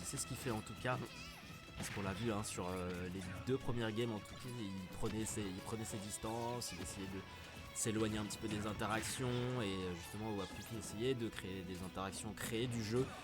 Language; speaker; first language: French; native; French